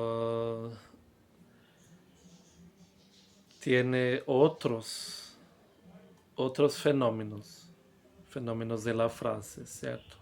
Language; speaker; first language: Spanish; non-native, fluent; Portuguese